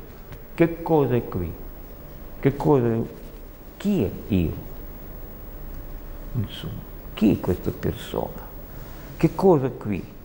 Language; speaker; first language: Italian; non-native, learner; Russian